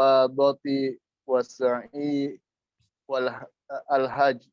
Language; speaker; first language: Arabic; non-native, learner; Indonesian